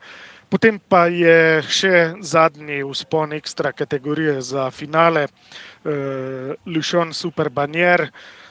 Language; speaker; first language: Slovenian; native; Slovenian